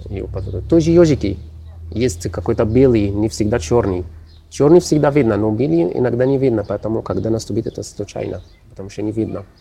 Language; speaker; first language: Russian; non-native, learner; Arabic